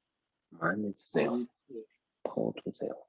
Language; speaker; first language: Korean; non-native, learner; Indonesian